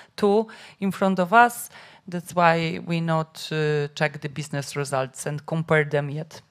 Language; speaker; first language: English; non-native, learner; Polish